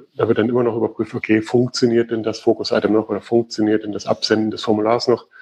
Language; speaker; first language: German; native; German